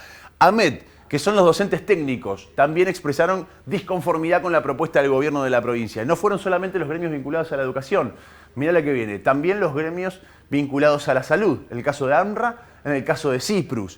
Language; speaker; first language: Spanish; native; Spanish